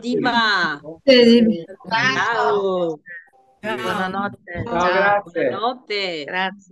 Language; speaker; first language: Italian; native; Italian